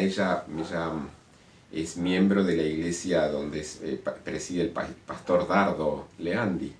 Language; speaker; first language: Spanish; native; Spanish